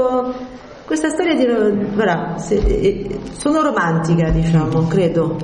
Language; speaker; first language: Italian; early bilingual, heritage; French